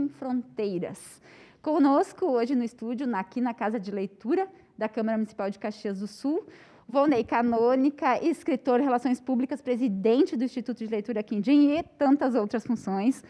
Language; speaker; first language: Portuguese; native; Portuguese